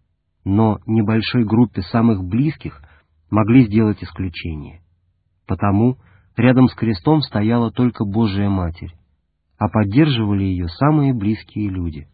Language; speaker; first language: Russian; native; Russian